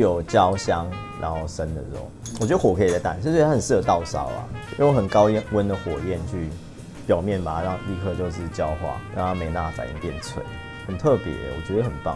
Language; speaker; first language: Chinese; native; Chinese